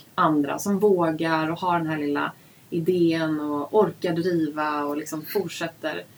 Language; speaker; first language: Swedish; native; Swedish